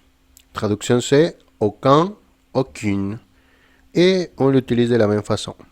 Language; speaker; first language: French; non-native, fluent; Spanish